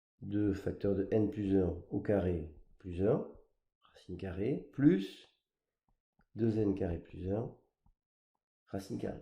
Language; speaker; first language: French; native; French